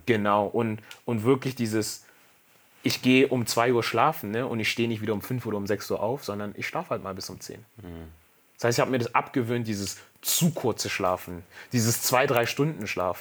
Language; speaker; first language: German; native; German